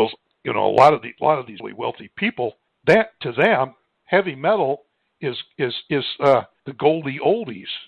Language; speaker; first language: English; native; English